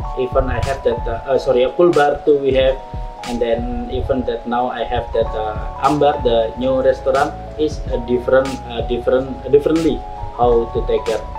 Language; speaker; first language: English; non-native, learner; Indonesian